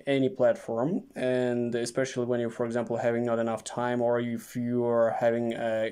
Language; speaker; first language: English; non-native, fluent; Russian